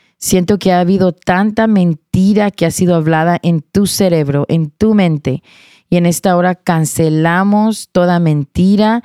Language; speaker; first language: Spanish; early bilingual, heritage; Spanish